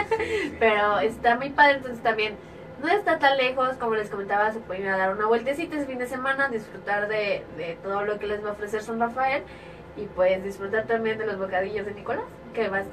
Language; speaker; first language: Spanish; native; Spanish